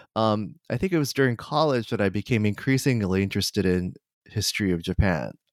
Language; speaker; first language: English; non-native, fluent; Japanese